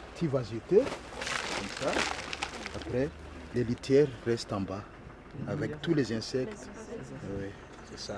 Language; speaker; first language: French; non-native, learner; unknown